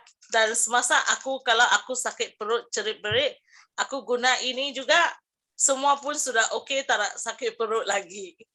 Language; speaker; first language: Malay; non-native, local second language; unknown